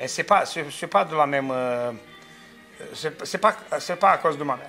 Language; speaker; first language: French; non-native, fluent; Romanian